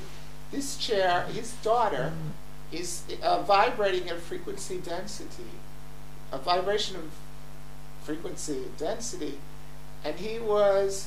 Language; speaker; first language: English; native; English